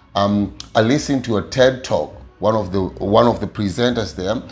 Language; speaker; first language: English; non-native, local second language; Luyia